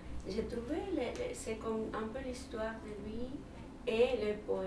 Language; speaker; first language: French; non-native, learner; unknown